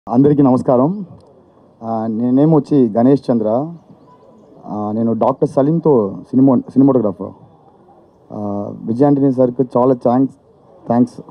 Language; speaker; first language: Telugu; non-native, learner; Tamil